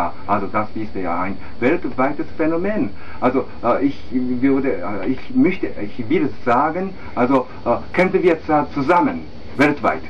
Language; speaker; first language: German; non-native, fluent; Japanese